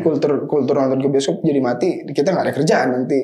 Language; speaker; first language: Indonesian; native; Indonesian